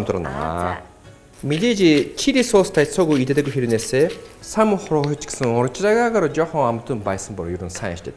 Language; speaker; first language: Mongolian; non-native, fluent; Japanese